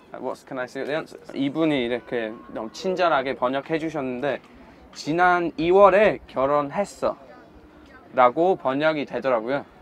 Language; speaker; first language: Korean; non-native, fluent; English